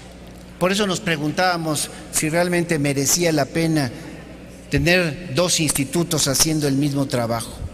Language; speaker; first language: Spanish; native; Spanish